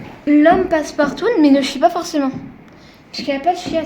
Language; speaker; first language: French; native; French